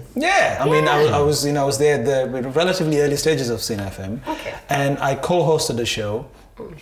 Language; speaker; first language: English; non-native, local second language; Sinhala